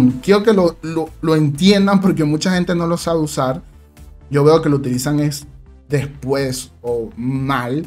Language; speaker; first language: Spanish; native; Spanish